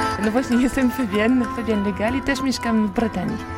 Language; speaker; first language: Polish; non-native, learner; French